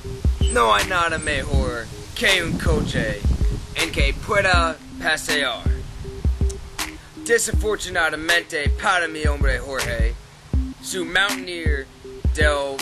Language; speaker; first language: Spanish; non-native, learner; English